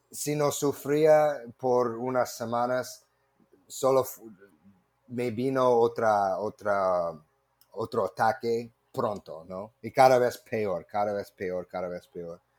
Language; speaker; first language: Spanish; non-native, fluent; English